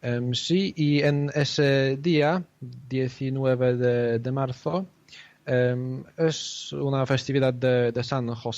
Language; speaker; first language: Spanish; non-native, fluent; Polish